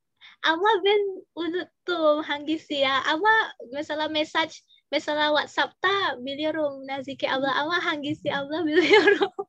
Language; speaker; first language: Turkish; non-native, learner; Indonesian